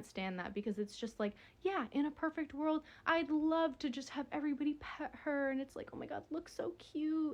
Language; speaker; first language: English; native; English